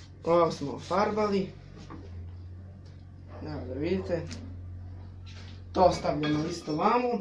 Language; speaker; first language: Serbian; native; Serbian